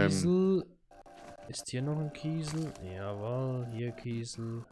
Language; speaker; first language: German; native; German